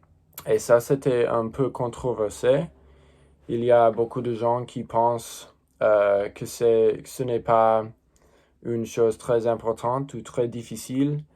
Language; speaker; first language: French; non-native, learner; English